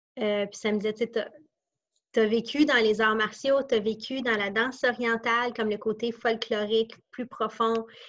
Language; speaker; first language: French; native; French